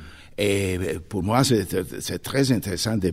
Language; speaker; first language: French; non-native, fluent; Italian